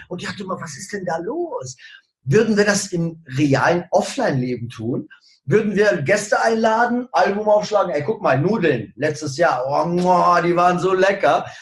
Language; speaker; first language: German; early bilingual, other home language; Russian